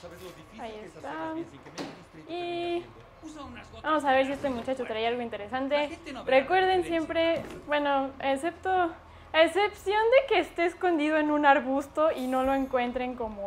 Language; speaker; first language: Spanish; native; Spanish